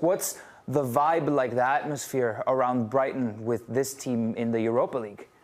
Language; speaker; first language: English; non-native, fluent; Italian